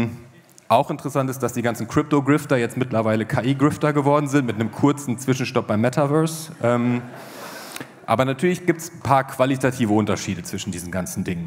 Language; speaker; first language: German; native; German